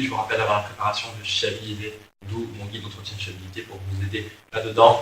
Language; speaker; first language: French; native; French